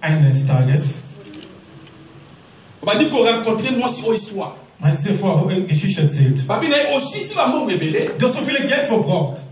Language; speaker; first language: German; non-native, learner; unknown